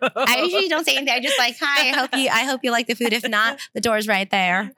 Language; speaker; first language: English; native; English